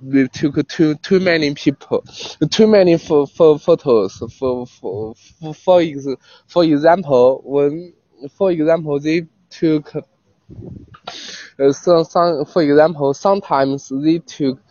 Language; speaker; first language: English; non-native, learner; Chinese